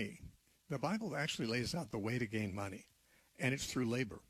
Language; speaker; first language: English; native; English